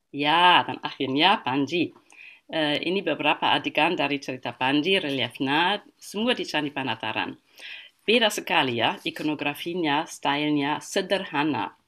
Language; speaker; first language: Indonesian; non-native, fluent; German